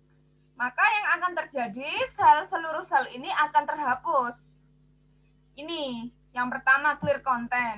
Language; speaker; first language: Indonesian; native; Indonesian